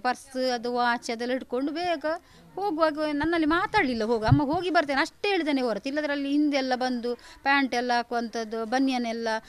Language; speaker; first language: Kannada; non-native, local second language; Tulu